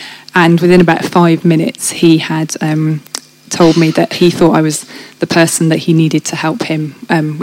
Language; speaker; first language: English; native; English